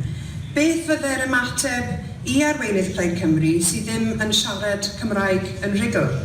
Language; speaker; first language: Welsh; non-native, local second language; English